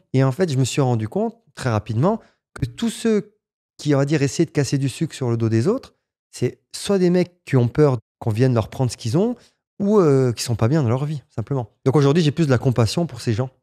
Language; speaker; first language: French; native; French